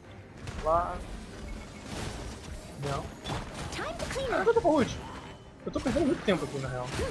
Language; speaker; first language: Portuguese; native; Portuguese